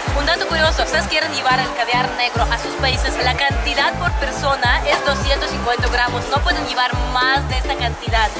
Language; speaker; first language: Spanish; non-native, fluent; Russian